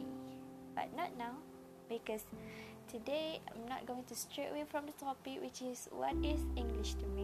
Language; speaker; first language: English; non-native, local second language; Malay